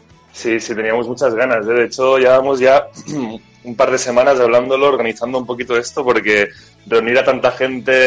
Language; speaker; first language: Spanish; native; Spanish